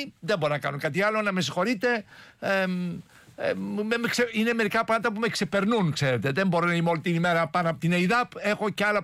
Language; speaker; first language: Greek; native; Greek